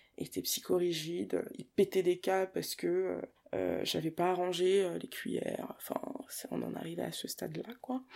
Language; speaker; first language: French; early bilingual, other home language; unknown